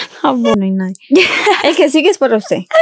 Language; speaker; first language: Spanish; native; Spanish